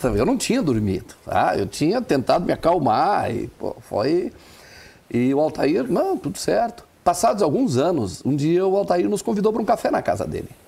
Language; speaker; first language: Portuguese; non-native, local second language; German